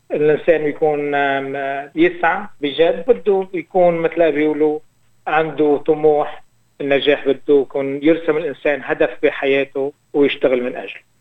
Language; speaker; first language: Arabic; native; Arabic